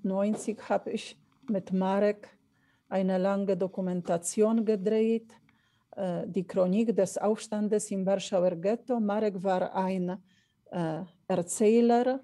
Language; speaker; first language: German; non-native, fluent; Polish